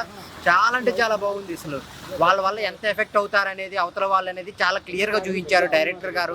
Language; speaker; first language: Telugu; native; Telugu